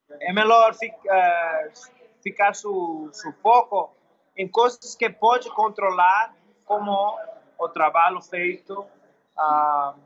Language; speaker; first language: Portuguese; non-native, learner; English